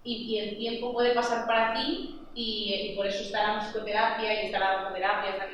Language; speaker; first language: Spanish; non-native, local second language; Catalan